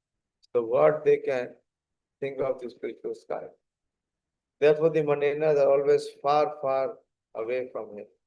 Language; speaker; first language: English; non-native, local second language; Hindi